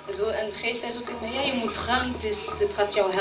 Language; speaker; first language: Dutch; early bilingual, other home language; French